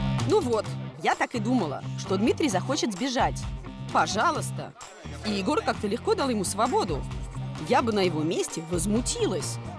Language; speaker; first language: Russian; non-native, fluent; French